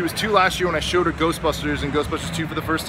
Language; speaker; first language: English; native; English